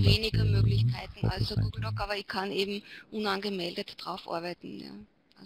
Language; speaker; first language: German; native; German